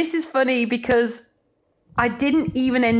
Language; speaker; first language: English; native; English